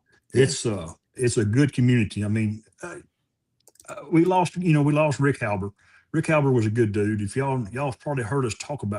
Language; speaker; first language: English; native; English